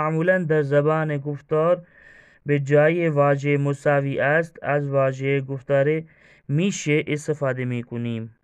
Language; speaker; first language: Persian; non-native, fluent; Urdu